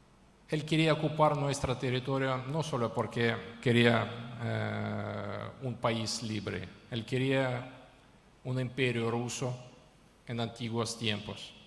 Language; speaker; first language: Spanish; non-native, fluent; Ukrainian